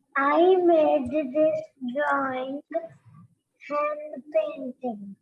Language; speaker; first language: English; non-native, learner; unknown